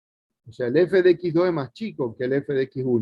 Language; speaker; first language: Spanish; native; Spanish